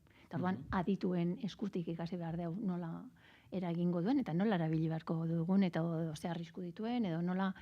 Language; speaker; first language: Basque; native; Basque